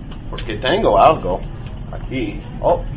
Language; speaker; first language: Spanish; non-native, learner; English